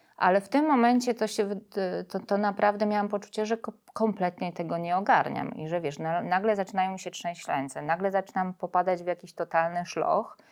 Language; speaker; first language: Polish; native; Polish